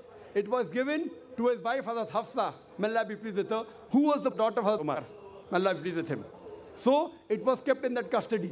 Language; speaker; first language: English; non-native, local second language; Urdu